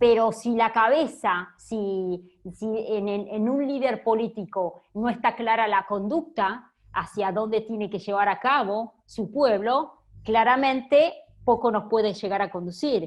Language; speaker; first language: Spanish; native; Spanish